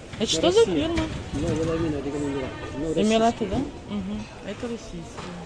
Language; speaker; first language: Russian; native; Russian